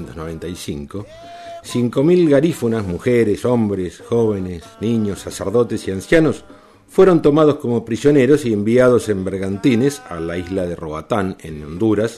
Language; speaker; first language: Spanish; native; Spanish